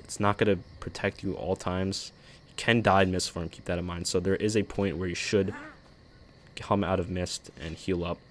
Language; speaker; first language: English; native; English